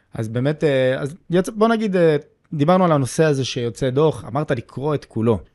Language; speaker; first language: Hebrew; native; Hebrew